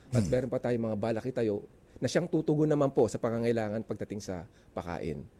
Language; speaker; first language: Filipino; non-native, local second language; Iloko